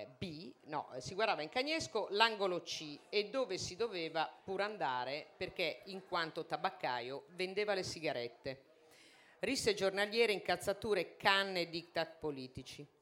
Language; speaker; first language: Italian; native; Italian